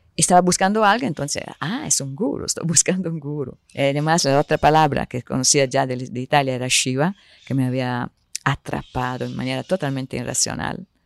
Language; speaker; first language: Spanish; non-native, fluent; Italian